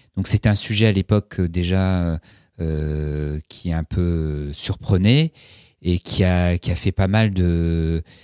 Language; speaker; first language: French; native; French